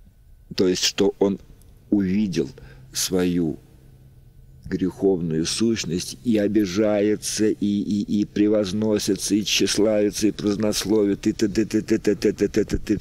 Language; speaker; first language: Russian; native; Russian